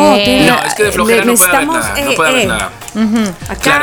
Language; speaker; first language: Spanish; native; Spanish